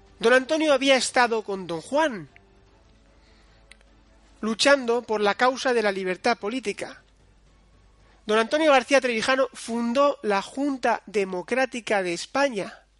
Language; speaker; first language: Spanish; native; Spanish